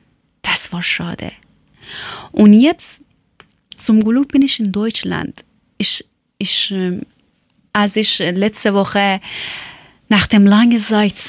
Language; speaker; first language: German; non-native, learner; Persian